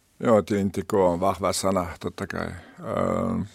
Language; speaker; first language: Finnish; non-native, learner; French